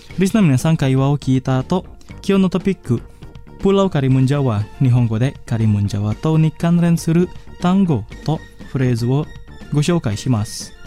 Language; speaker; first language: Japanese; non-native, fluent; Indonesian